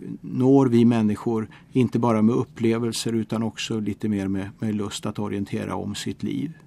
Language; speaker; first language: Swedish; native; Swedish